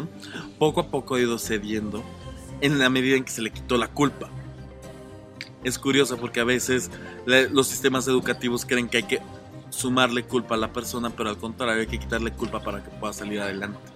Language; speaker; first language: Spanish; native; Spanish